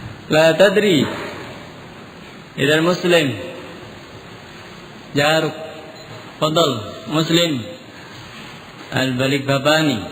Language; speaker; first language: Arabic; non-native, fluent; Indonesian